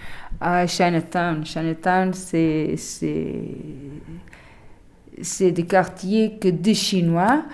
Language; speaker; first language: French; non-native, learner; Portuguese